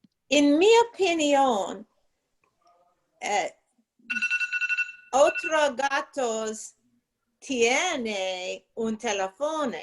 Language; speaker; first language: Spanish; non-native, learner; English